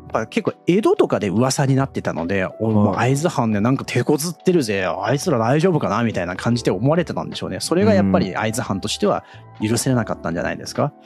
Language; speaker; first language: Japanese; native; Japanese